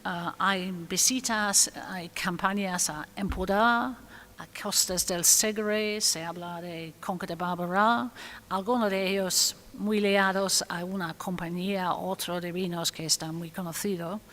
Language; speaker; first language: Spanish; non-native, fluent; English